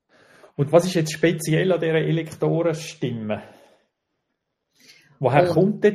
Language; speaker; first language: German; native; German